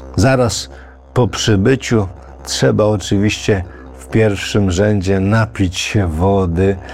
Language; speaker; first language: Polish; native; Polish